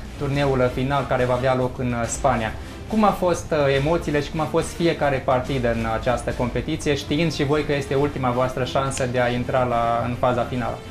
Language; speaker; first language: Romanian; native; Romanian